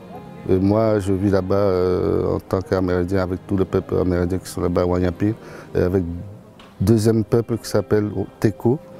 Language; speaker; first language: French; non-native, local second language; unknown